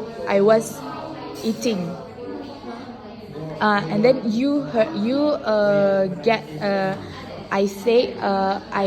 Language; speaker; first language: English; non-native, learner; Indonesian